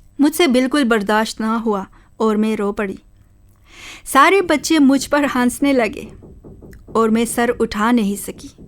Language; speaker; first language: Urdu; non-native, local second language; Khowar